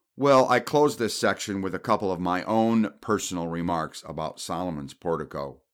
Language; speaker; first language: English; native; English